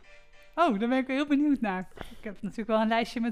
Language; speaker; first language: Dutch; native; Dutch